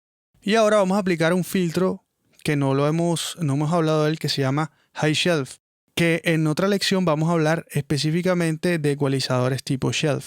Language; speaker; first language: Spanish; native; Spanish